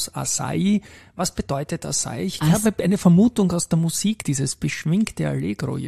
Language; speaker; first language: German; native; German